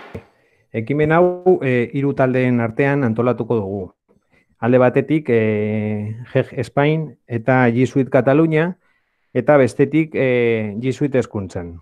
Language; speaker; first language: Basque; non-native, local second language; Spanish